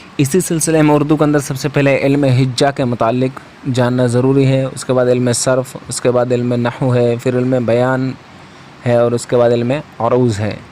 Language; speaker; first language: Urdu; native; Urdu